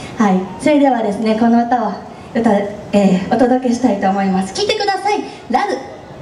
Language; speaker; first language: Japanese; native; Japanese